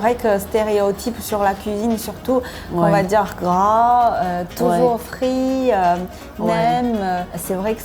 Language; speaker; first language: French; non-native, fluent; Chinese